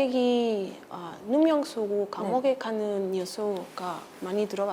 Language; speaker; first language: Korean; non-native, fluent; Spanish